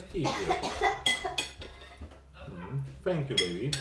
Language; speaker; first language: English; non-native, learner; Polish